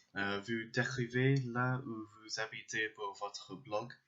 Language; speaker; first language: French; non-native, learner; English